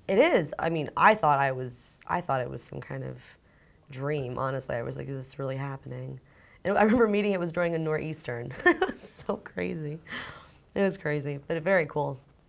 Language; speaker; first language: English; early bilingual, other home language; Ukrainian